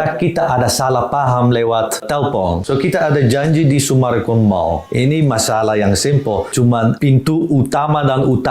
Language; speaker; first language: Indonesian; non-native, fluent; Dutch